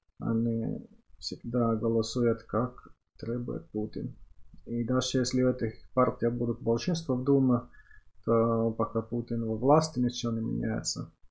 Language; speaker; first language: Russian; non-native, fluent; Finnish